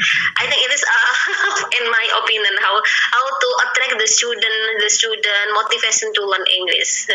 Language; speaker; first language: English; non-native, fluent; Indonesian